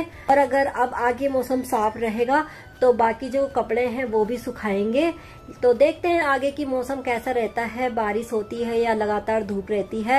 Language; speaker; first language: Hindi; native; Hindi